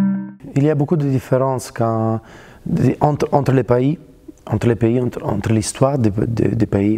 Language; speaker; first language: French; non-native, fluent; Italian